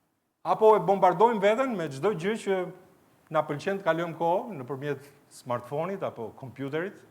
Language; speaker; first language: Albanian; native; Albanian